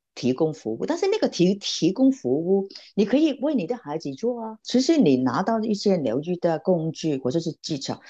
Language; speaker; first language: Chinese; non-native, local second language; Cantonese